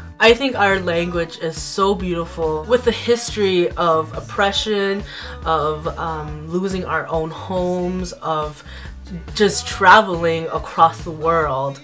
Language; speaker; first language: English; early bilingual, other home language; Hmong